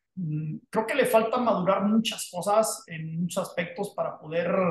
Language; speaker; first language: Spanish; native; Spanish